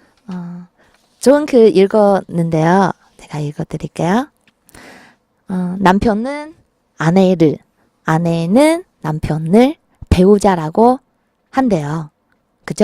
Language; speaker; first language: Korean; non-native, fluent; Chinese